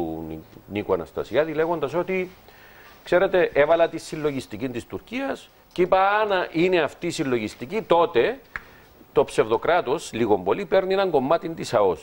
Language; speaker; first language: Greek; native; Greek